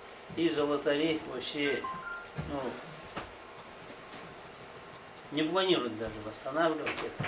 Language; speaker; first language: Russian; non-native, local second language; Yakut